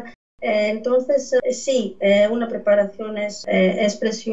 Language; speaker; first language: Spanish; non-native, fluent; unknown